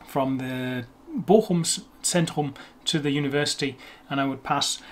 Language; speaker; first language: English; native; English